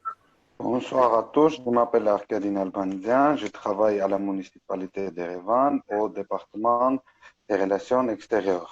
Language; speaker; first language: French; non-native, fluent; Armenian